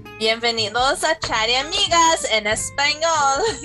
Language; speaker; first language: Spanish; non-native, fluent; English